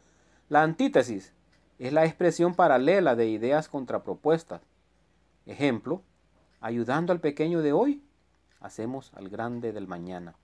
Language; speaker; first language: Spanish; native; Spanish